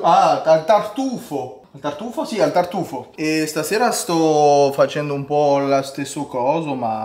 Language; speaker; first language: Italian; early bilingual, heritage; Italian